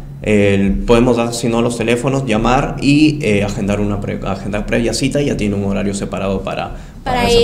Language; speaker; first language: Spanish; native; Spanish